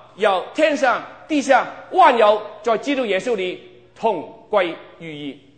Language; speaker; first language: Chinese; non-native, local second language; Cantonese